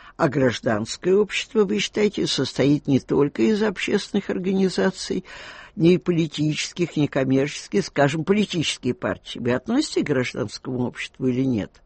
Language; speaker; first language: Russian; native; Russian